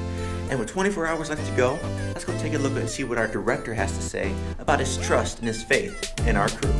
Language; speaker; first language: English; native; English